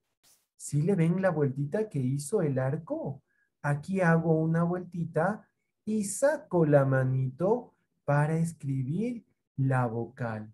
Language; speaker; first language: Spanish; native; Spanish